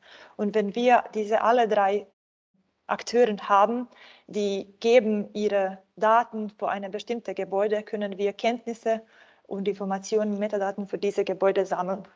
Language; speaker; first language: German; non-native, fluent; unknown